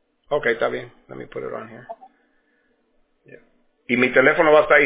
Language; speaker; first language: Spanish; early bilingual, heritage; Spanish